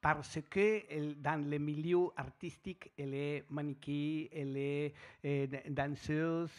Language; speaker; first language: French; non-native, learner; Spanish